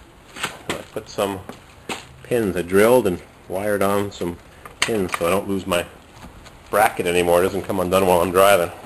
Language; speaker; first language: English; native; English